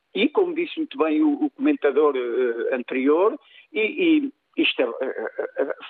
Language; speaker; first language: Portuguese; native; Portuguese